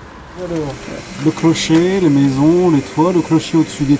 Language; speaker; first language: French; native; French